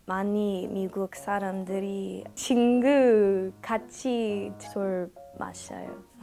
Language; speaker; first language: Korean; non-native, learner; English